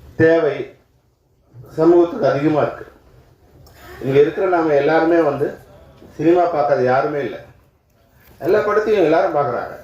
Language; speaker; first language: Tamil; native; Tamil